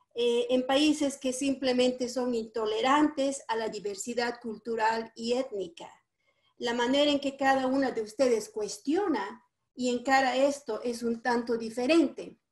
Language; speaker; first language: Spanish; native; Spanish